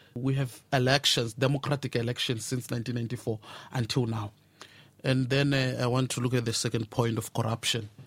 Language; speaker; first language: English; non-native, local second language; Tsonga